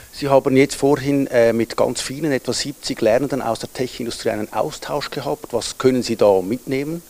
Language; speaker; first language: German; native; German